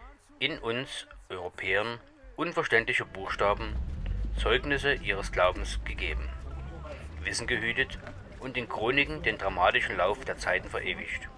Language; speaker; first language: German; native; German